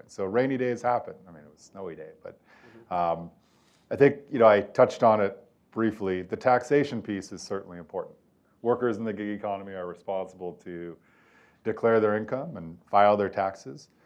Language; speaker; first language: English; native; English